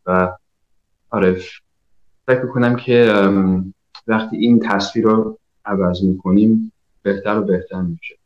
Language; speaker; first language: Persian; early bilingual, heritage; Persian